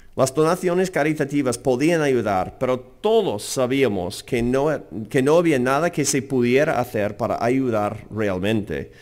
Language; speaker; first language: Spanish; non-native, fluent; English